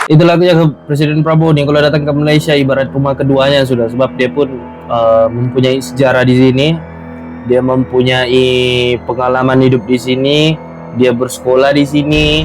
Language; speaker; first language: Malay; native; Malay